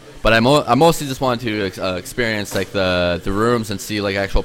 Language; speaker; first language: English; early bilingual, other home language; Polish